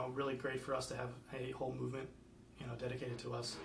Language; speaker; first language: English; native; English